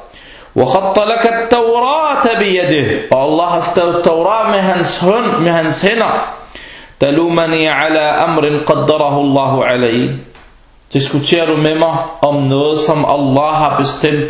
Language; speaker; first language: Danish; non-native, fluent; Arabic